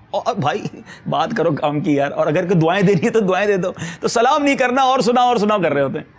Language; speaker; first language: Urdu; native; Urdu